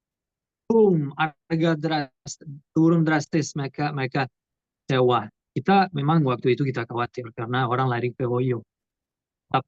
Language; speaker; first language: Indonesian; non-native, learner; Portuguese